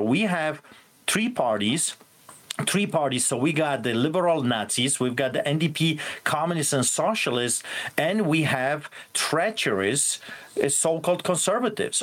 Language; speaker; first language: English; non-native, fluent; Polish